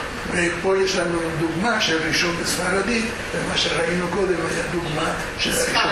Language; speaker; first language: Hebrew; non-native, fluent; Spanish